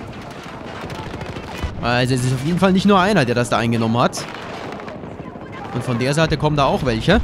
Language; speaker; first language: German; native; German